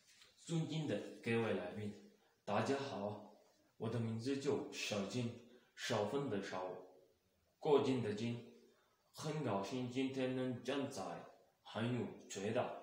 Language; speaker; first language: Chinese; non-native, learner; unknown